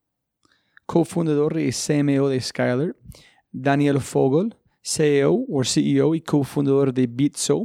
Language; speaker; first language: Spanish; non-native, learner; English